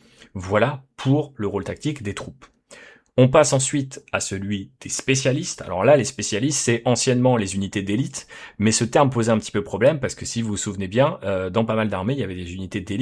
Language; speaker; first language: French; native; French